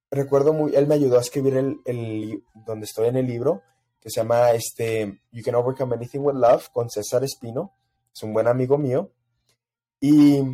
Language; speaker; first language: Spanish; early bilingual, heritage; Spanish